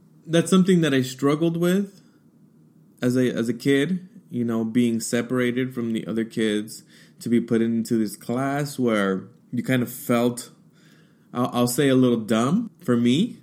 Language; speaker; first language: English; early bilingual, other home language; Spanish